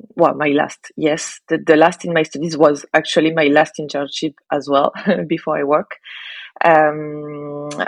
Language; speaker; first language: English; non-native, fluent; French